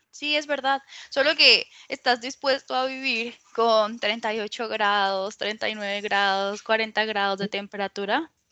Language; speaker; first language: Spanish; native; Spanish